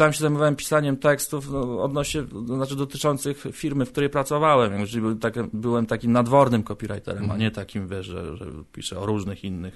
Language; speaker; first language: Polish; native; Polish